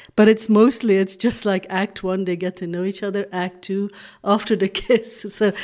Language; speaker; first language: English; non-native, fluent; Dutch